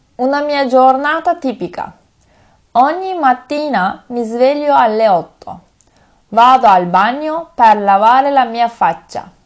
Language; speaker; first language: Italian; non-native, fluent; Turkish